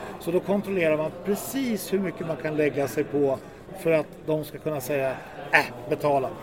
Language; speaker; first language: Swedish; native; Swedish